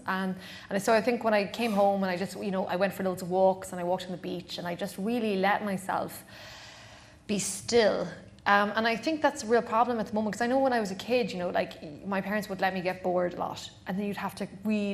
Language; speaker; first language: English; native; English